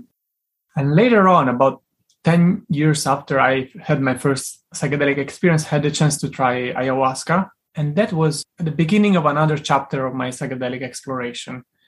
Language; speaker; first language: English; non-native, fluent; Italian